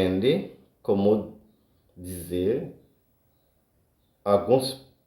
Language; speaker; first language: Portuguese; non-native, learner; Haitian Creole